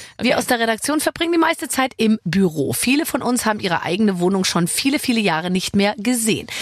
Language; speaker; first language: German; native; German